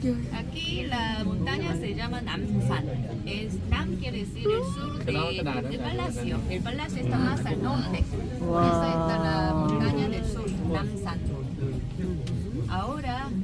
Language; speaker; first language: Spanish; non-native, fluent; Korean